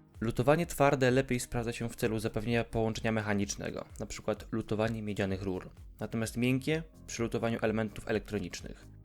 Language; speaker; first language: Polish; native; Polish